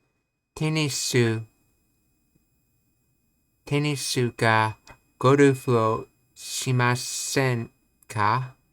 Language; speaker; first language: Japanese; non-native, learner; English